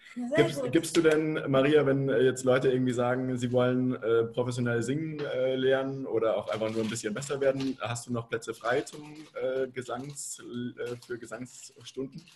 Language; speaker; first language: German; native; German